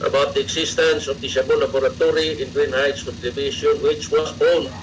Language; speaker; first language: English; non-native, local second language; Cebuano